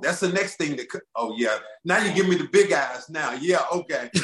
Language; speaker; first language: English; native; English